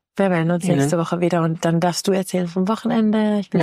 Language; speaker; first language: German; native; German